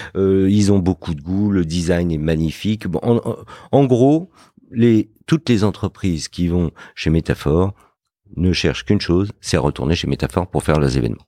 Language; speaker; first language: French; early bilingual, other home language; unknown